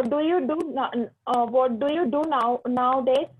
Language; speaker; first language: English; non-native, learner; Hindi